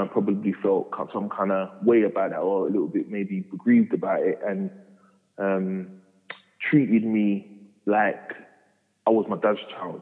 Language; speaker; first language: English; native; English